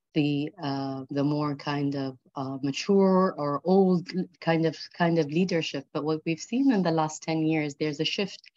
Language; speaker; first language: English; early bilingual, other home language; Arabic